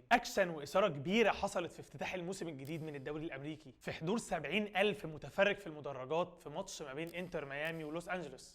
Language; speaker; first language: Arabic; native; Arabic